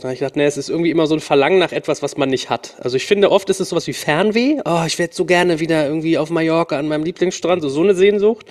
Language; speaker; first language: German; native; German